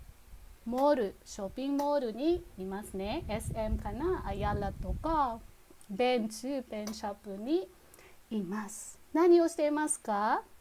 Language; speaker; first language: Japanese; non-native, fluent; Filipino